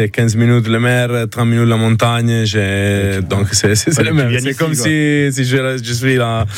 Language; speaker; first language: French; non-native, learner; Italian